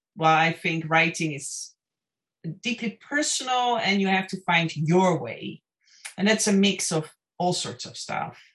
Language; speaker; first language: English; non-native, fluent; Dutch